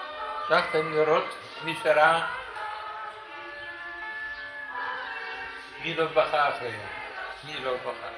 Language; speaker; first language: Hebrew; non-native, fluent; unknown